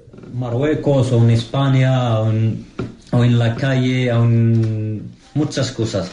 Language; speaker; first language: Spanish; non-native, learner; Arabic